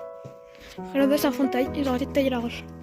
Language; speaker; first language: French; native; French